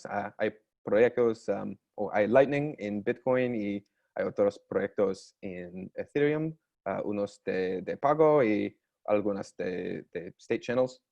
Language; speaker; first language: Spanish; non-native, learner; English